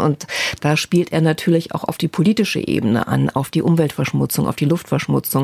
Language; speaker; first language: German; native; German